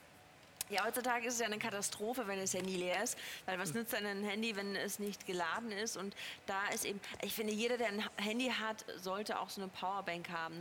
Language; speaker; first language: German; native; German